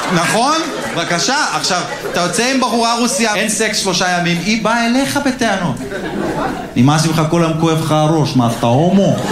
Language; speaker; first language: Hebrew; native; Hebrew